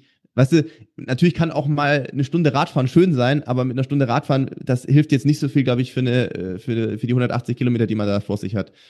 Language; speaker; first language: German; native; German